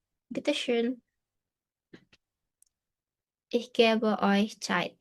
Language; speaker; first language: German; non-native, fluent; Indonesian